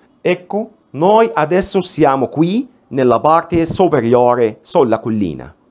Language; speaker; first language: Italian; non-native, fluent; Arabic